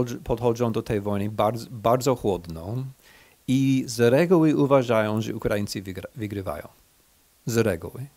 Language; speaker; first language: Polish; non-native, fluent; English